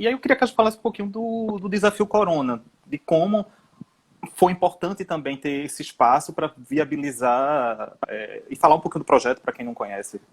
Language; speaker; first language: Portuguese; native; Portuguese